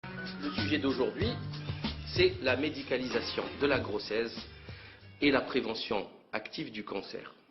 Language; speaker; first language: French; native; French